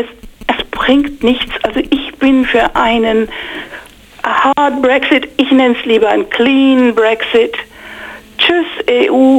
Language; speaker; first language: German; non-native, fluent; English